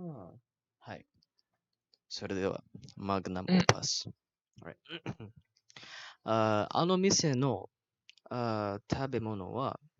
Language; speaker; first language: Japanese; non-native, learner; Malay